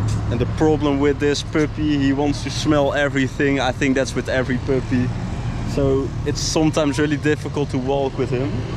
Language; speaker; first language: English; non-native, fluent; Dutch